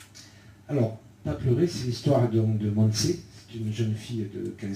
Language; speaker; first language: French; native; French